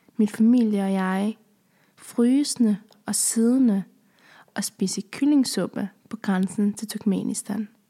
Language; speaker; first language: Danish; early bilingual, other home language; Persian